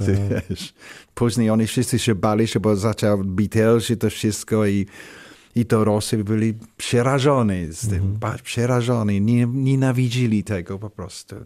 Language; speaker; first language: Polish; non-native, learner; English